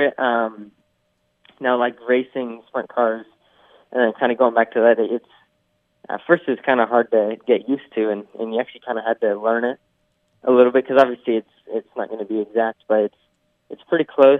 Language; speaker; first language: English; native; English